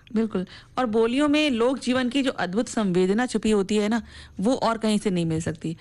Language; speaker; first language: Hindi; native; Hindi